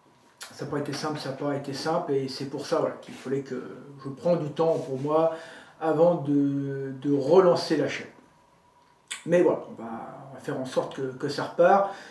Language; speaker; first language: French; native; French